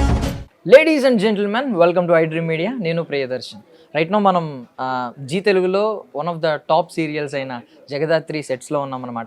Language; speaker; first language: Telugu; native; Telugu